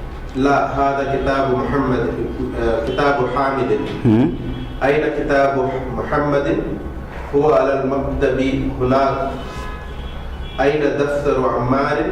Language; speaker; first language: Arabic; non-native, learner; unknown